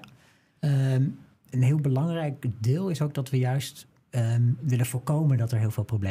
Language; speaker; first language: Dutch; native; Dutch